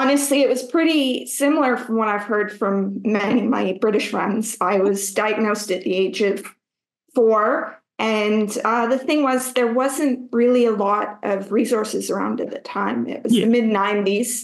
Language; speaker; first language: English; native; English